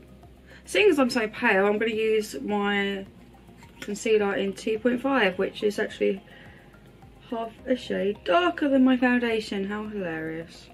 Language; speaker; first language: English; native; English